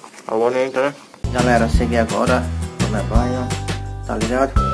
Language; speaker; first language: Portuguese; non-native, learner; Hindi